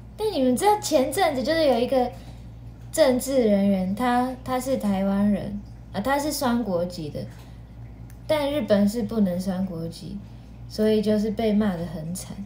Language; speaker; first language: Chinese; non-native, fluent; Japanese